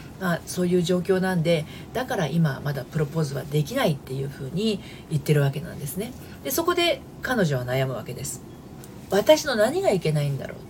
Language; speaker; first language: Japanese; native; Japanese